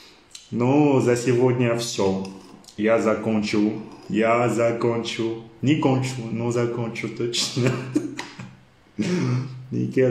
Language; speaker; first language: Russian; non-native, learner; French